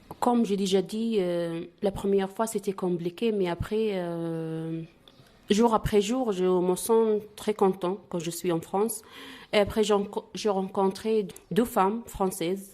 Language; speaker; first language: French; non-native, learner; Arabic